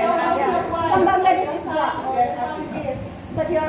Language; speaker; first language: English; non-native, learner; Filipino